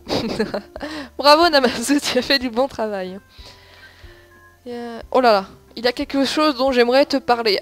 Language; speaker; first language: French; native; French